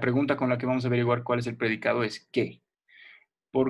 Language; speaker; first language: Spanish; native; Spanish